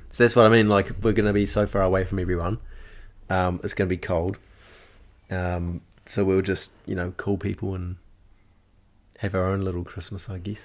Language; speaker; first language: English; native; English